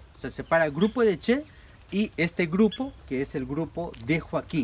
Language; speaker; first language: Spanish; native; Spanish